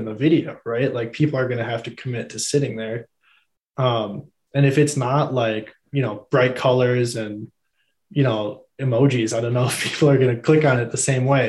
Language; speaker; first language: English; native; English